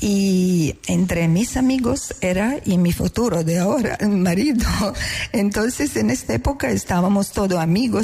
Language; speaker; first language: Spanish; non-native, learner; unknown